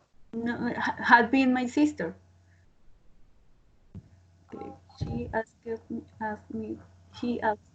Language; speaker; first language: English; non-native, learner; Spanish